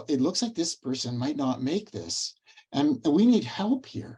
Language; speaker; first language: English; native; English